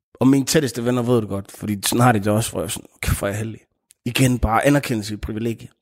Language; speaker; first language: Danish; early bilingual, other home language; Arabic